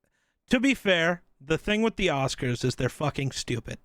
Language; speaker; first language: English; native; English